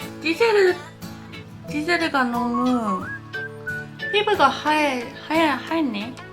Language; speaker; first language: Korean; non-native, learner; Japanese